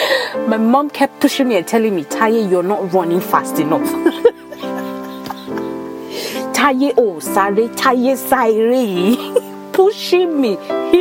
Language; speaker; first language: English; non-native, local second language; Yoruba